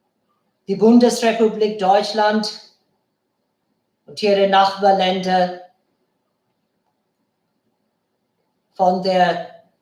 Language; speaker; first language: German; non-native, fluent; Bangla